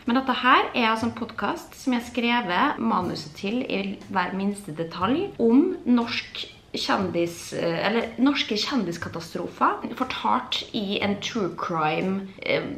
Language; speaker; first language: Norwegian; native; Norwegian